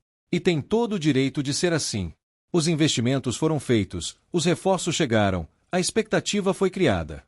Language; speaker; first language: Portuguese; native; Portuguese